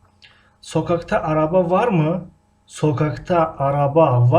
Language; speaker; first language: Turkish; non-native, fluent; Tajik